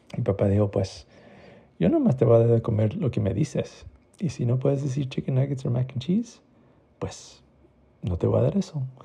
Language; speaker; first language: Spanish; early bilingual, heritage; Spanish